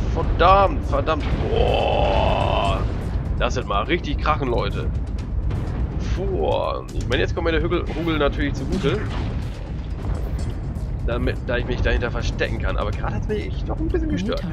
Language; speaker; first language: German; native; German